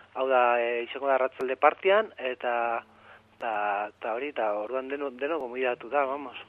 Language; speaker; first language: Basque; non-native, local second language; Catalan